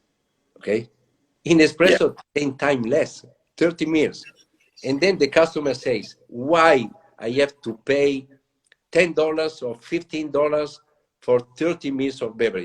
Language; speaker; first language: English; non-native, learner; Italian